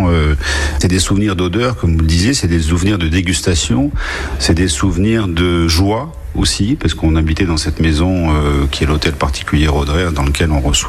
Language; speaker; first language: French; native; French